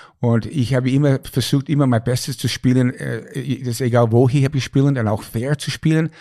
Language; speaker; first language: German; non-native, fluent; English